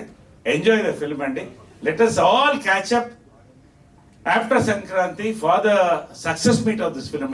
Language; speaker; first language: Telugu; native; Telugu